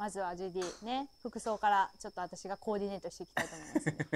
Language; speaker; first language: Japanese; native; Japanese